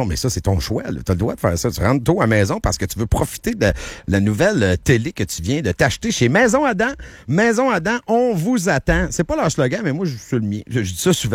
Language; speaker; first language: French; native; French